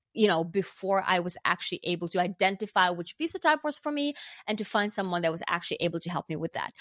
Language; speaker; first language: English; non-native, fluent; Finnish